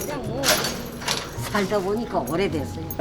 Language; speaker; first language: Korean; native; Korean